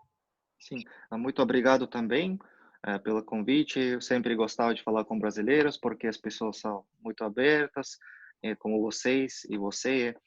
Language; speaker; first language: Portuguese; non-native, fluent; Russian